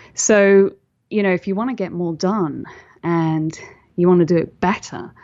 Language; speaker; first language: English; native; English